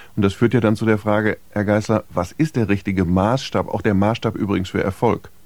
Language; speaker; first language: German; native; German